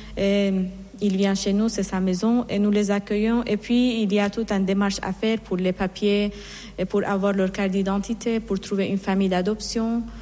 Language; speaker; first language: French; non-native, fluent; Persian